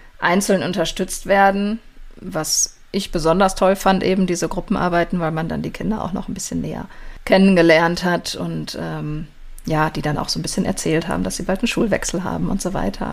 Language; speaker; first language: German; native; German